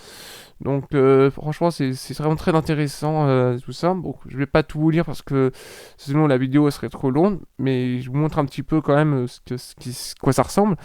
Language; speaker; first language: French; native; French